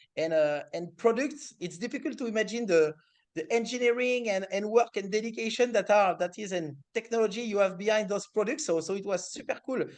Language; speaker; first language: English; non-native, fluent; French